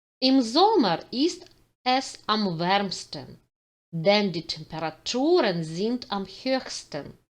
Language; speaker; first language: German; non-native, fluent; Ukrainian